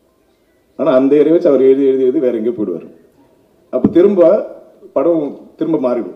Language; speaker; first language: Tamil; non-native, local second language; Malayalam